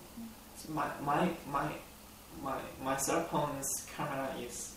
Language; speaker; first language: English; non-native, learner; Korean